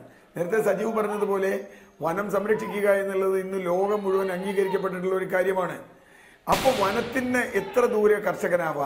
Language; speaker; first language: Malayalam; native; Malayalam